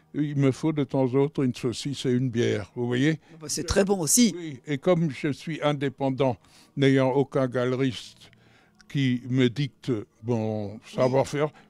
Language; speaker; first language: French; native; French